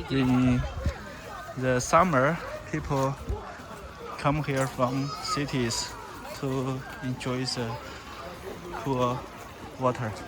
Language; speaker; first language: English; non-native, fluent; Chinese